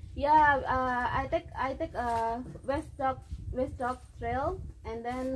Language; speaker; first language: English; non-native, learner; Indonesian